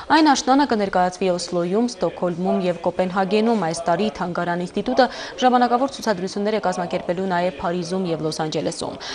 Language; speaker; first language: Armenian; native; Armenian